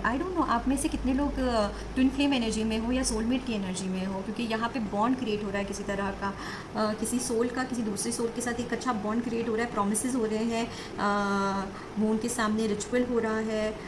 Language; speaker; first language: Hindi; native; Hindi